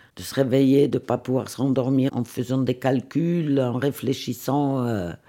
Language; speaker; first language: French; non-native, fluent; Swiss German